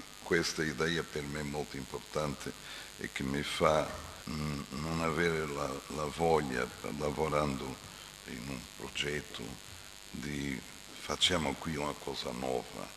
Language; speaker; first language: Italian; non-native, fluent; Portuguese